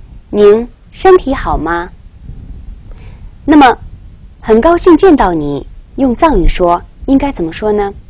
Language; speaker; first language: Chinese; non-native, local second language; Tibetan